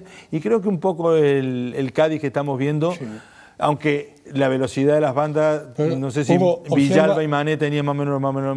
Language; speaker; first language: Spanish; native; Spanish